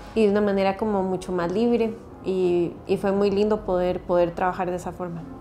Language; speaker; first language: Spanish; native; Spanish